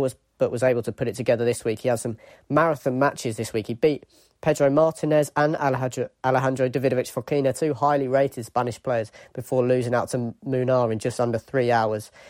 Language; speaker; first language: English; native; English